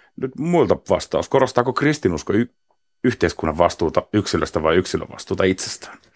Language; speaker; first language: Finnish; native; Finnish